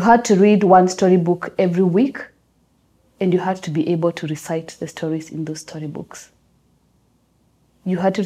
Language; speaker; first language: English; non-native, local second language; Kamba